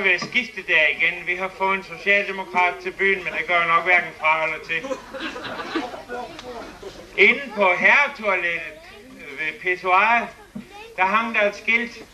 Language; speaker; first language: Danish; native; Danish